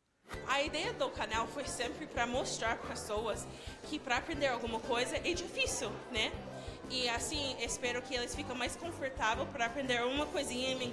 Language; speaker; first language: Portuguese; non-native, fluent; English